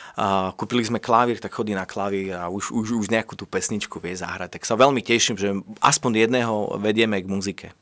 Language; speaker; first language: Slovak; native; Slovak